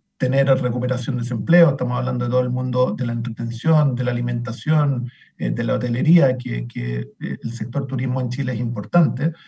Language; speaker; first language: Spanish; native; Spanish